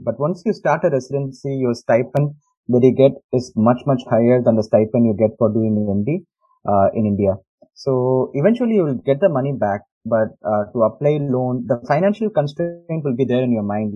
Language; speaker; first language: English; non-native, local second language; Tamil